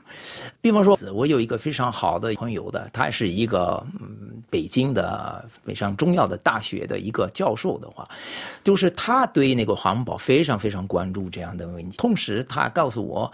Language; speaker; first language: Chinese; non-native, fluent; French